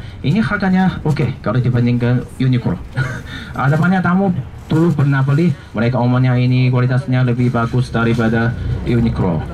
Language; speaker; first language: Indonesian; non-native, fluent; Chinese